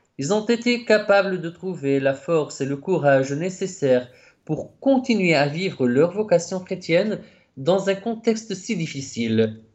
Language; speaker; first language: French; non-native, local second language; Arabic